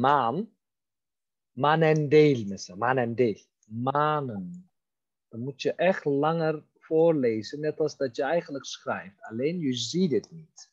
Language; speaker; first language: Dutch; non-native, fluent; Turkish